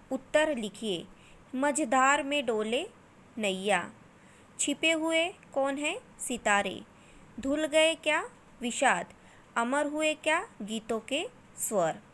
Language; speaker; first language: Hindi; non-native, local second language; Marathi